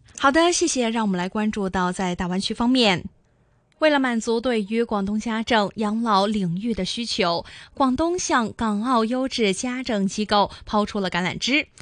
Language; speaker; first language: Chinese; non-native, local second language; Cantonese